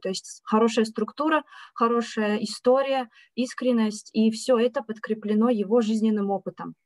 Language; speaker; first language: Russian; native; Russian